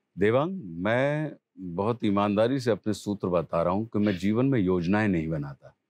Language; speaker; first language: Hindi; native; Hindi